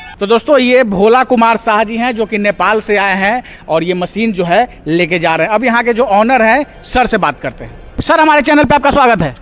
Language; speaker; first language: Hindi; native; Hindi